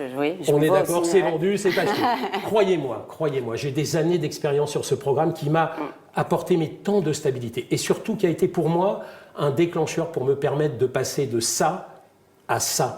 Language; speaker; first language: French; native; French